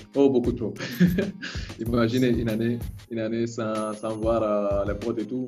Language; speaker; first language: French; non-native, local second language; Bambara